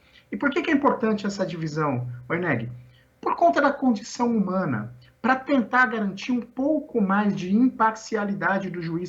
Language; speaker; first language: Portuguese; native; Portuguese